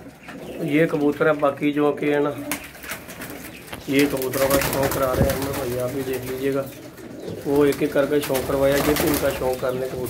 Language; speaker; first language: Hindi; non-native, local second language; Punjabi